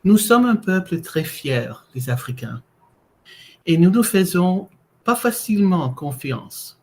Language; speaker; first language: French; non-native, fluent; English